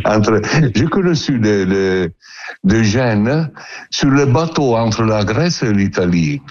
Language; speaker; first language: French; non-native, learner; Italian